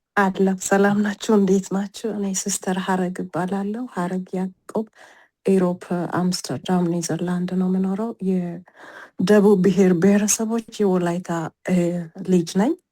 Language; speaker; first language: Amharic; non-native, local second language; Wolaytta